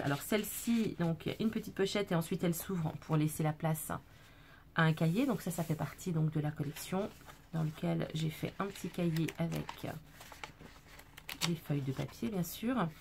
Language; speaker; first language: French; native; French